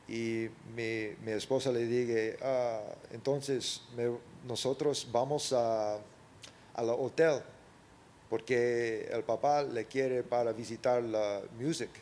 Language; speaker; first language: Spanish; early bilingual, heritage; English